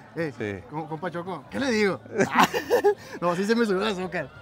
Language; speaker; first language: Spanish; native; Spanish